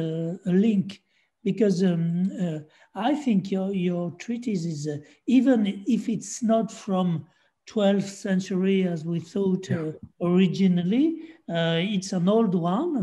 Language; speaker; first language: English; non-native, fluent; French